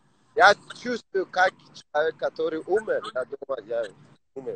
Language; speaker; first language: Russian; non-native, learner; Persian